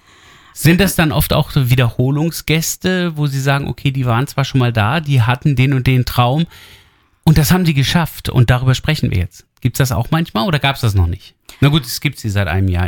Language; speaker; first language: German; native; German